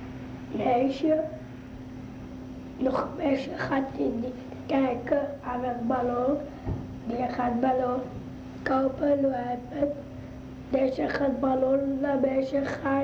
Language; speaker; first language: Dutch; early bilingual, other home language; Arabic